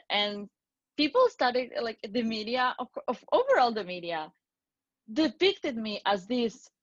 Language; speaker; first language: English; non-native, fluent; Spanish